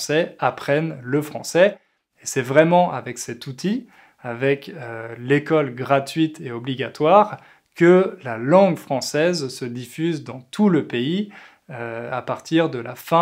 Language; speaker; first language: French; native; French